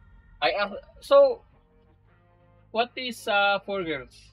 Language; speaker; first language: English; non-native, learner; Indonesian